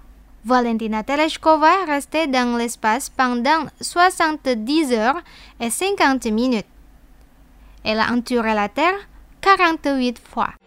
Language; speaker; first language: French; non-native, fluent; Indonesian